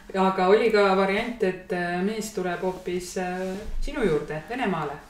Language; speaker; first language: Estonian; native; Estonian